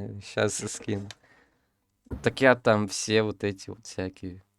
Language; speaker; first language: Russian; native; Russian